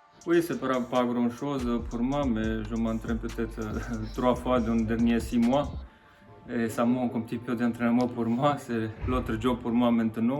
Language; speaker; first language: French; non-native, learner; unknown